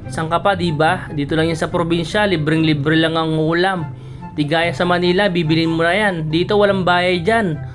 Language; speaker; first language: Filipino; non-native, local second language; Pampanga